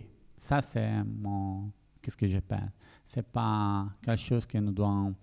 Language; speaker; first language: French; non-native, learner; Italian